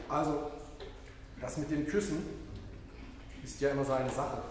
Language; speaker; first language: German; native; German